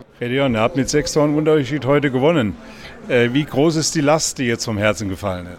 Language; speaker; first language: German; native; German